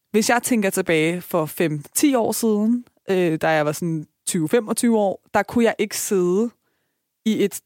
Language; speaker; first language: Danish; early bilingual, other home language; Persian